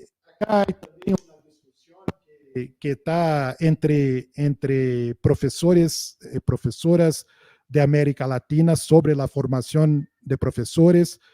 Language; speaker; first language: Spanish; non-native, fluent; Portuguese